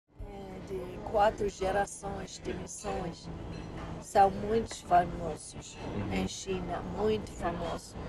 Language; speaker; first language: Portuguese; non-native, learner; English